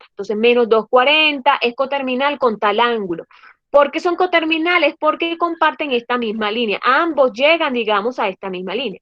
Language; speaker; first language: Spanish; native; Spanish